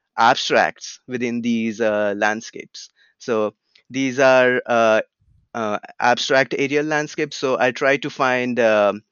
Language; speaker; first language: English; non-native, local second language; Marathi